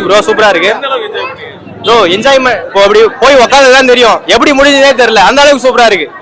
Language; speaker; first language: Tamil; native; Tamil